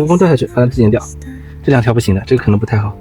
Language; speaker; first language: Chinese; native; Chinese